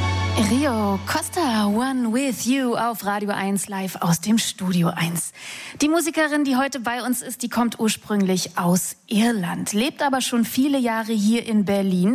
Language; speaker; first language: German; native; German